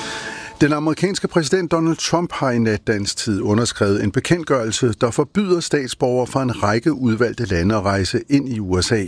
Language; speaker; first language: Danish; native; Danish